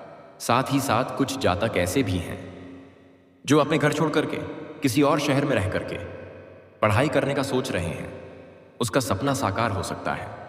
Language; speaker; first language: Hindi; native; Hindi